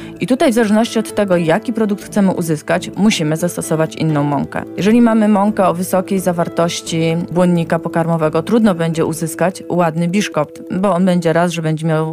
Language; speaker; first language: Polish; native; Polish